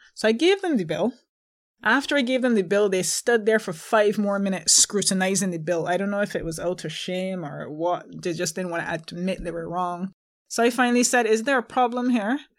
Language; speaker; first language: English; native; English